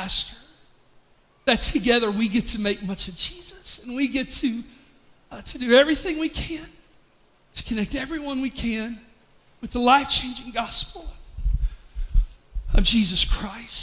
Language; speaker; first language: English; native; English